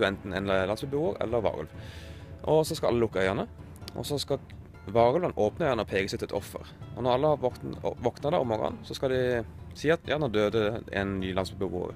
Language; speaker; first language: Norwegian; native; Norwegian